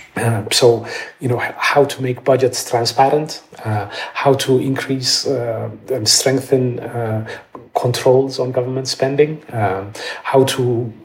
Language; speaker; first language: English; non-native, fluent; Amharic